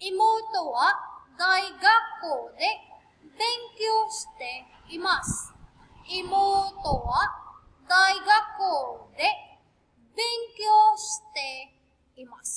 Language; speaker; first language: Japanese; non-native, fluent; Filipino